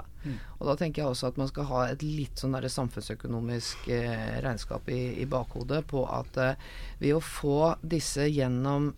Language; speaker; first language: Norwegian; native; Norwegian